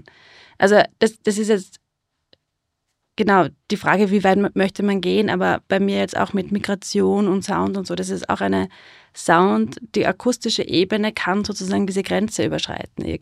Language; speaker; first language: German; native; German